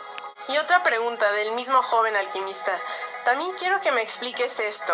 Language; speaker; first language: Spanish; native; Spanish